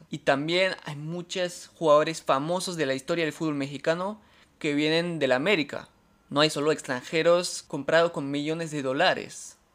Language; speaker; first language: Spanish; non-native, fluent; French